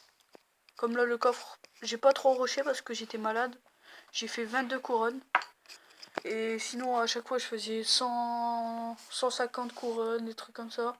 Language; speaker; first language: French; native; French